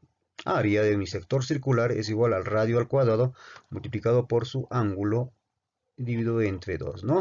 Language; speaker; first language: Spanish; native; Spanish